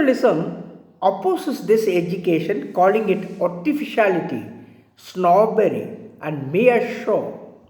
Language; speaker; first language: English; non-native, local second language; Tamil